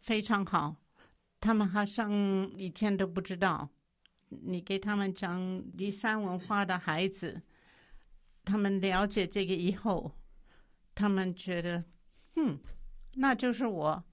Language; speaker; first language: Chinese; non-native, fluent; English